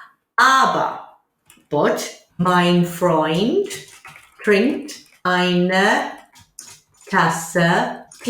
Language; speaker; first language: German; non-native, fluent; English